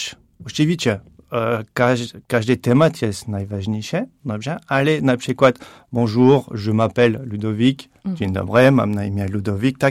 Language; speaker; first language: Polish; non-native, learner; French